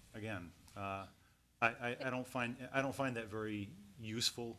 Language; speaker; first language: English; native; English